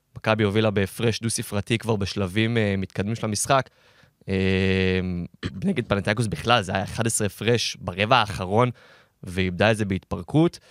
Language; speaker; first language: Hebrew; native; Hebrew